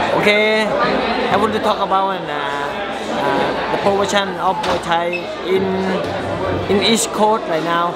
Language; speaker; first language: English; non-native, learner; Thai